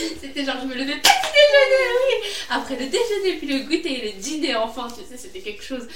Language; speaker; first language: French; native; French